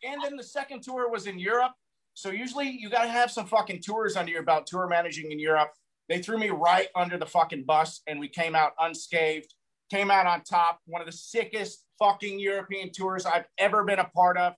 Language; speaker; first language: English; native; English